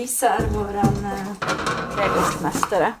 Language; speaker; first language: Swedish; non-native, learner; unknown